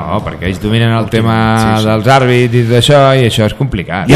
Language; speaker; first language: Catalan; native; Catalan